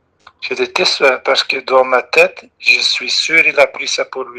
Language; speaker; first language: French; non-native, local second language; Dutch